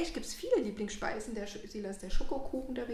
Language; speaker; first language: German; native; German